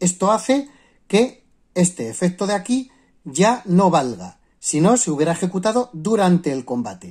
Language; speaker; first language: Spanish; native; Spanish